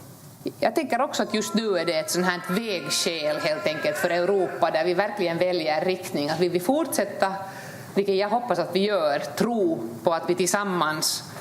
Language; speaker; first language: Swedish; native; Swedish